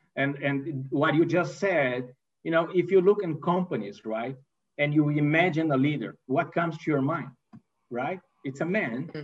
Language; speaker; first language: English; non-native, fluent; Portuguese